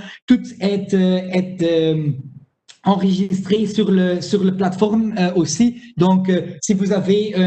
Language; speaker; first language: French; non-native, local second language; Dutch